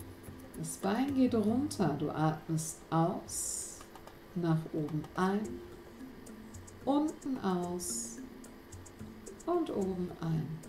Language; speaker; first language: German; native; German